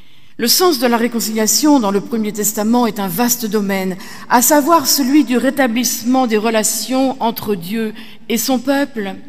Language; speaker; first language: French; native; French